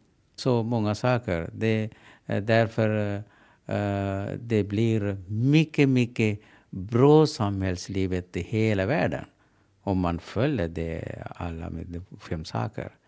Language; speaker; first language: Swedish; non-native, learner; Sinhala